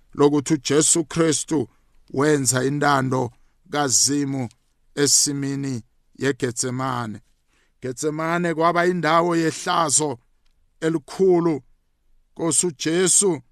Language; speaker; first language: Zulu; non-native, local second language; South Ndebele